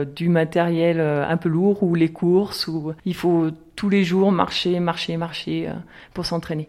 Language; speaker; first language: French; native; French